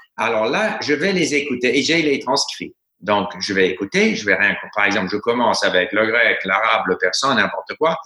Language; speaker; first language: French; non-native, fluent; English